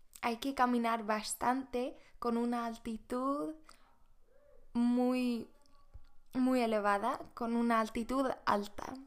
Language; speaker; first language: Spanish; non-native, fluent; Swedish